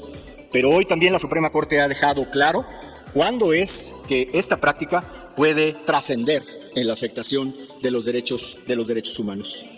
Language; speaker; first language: Spanish; native; Spanish